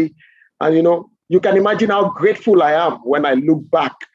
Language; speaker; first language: English; non-native, local second language; Yoruba